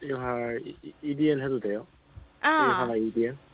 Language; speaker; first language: Chinese; non-native, learner; Korean